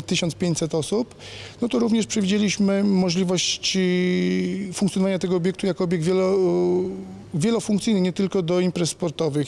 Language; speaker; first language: Polish; native; Polish